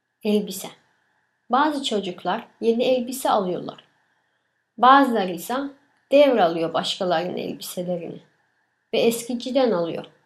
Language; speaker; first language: Turkish; early bilingual, other home language; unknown